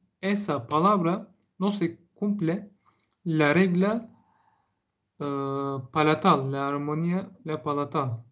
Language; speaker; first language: Spanish; non-native, learner; Turkish